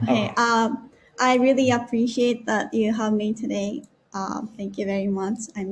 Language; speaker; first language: English; non-native, learner; Japanese